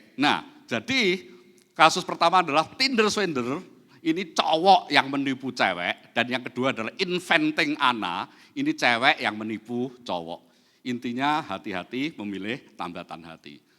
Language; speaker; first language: Indonesian; non-native, local second language; Javanese